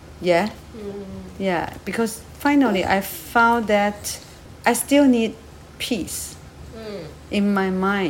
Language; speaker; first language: English; non-native, learner; Chinese